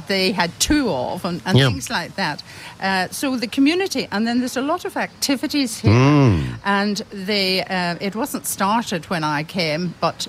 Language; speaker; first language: English; native; English